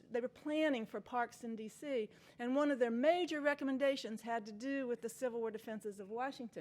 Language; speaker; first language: English; native; English